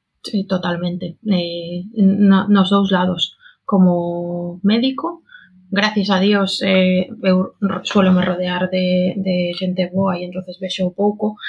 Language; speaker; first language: Galician; non-native, local second language; Spanish